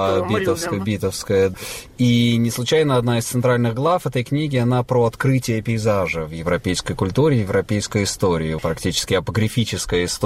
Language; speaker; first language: Russian; native; Russian